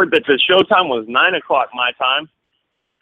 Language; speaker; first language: English; native; English